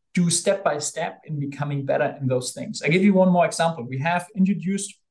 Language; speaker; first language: English; non-native, fluent; German